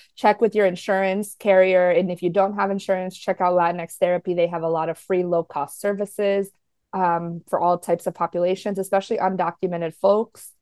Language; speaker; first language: English; early bilingual, other home language; Spanish